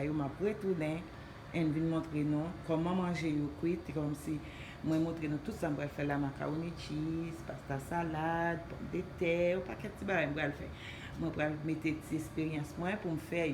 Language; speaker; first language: French; non-native, local second language; Haitian Creole